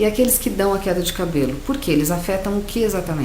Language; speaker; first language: Portuguese; native; Portuguese